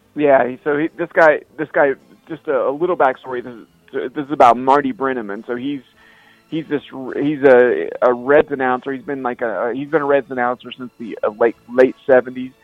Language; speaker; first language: English; native; English